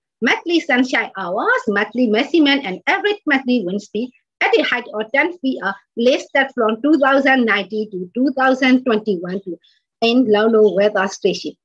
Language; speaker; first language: English; non-native, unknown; Burmese